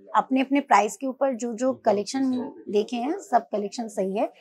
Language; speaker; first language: Hindi; non-native, local second language; Bangla